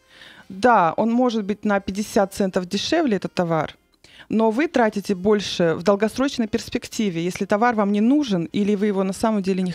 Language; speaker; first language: Russian; native; Russian